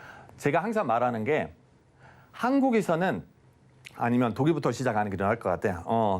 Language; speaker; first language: Korean; non-native, fluent; German